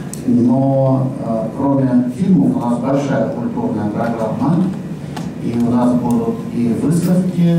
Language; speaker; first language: Russian; native; Russian